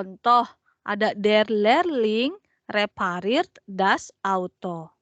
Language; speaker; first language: German; non-native, fluent; Indonesian